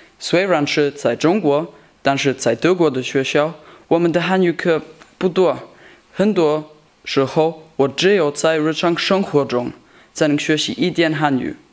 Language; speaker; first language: Chinese; non-native, learner; German